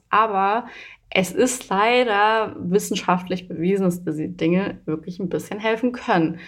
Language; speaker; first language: German; early bilingual, other home language; Persian